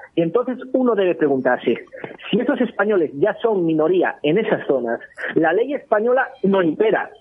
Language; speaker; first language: Spanish; native; Spanish